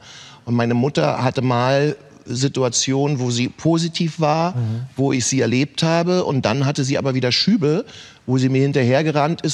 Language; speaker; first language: German; native; German